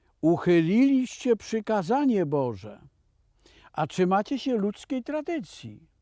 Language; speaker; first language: Polish; native; Polish